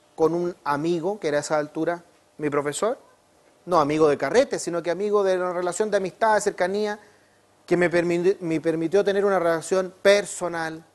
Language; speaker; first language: Spanish; native; Spanish